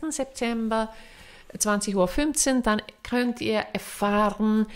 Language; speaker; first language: German; non-native, fluent; Finnish